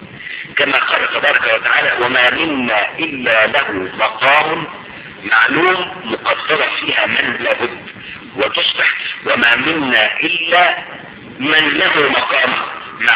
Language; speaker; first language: Arabic; native; Arabic